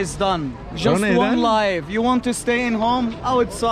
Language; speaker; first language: English; non-native, learner; Arabic